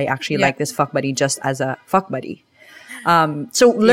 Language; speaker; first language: English; non-native, local second language; Filipino